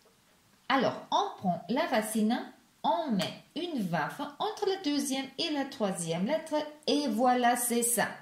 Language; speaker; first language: French; non-native, fluent; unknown